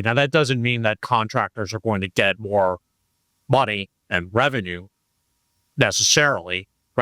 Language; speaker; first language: English; native; English